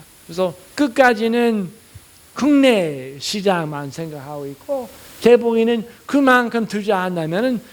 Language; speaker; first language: Korean; non-native, fluent; English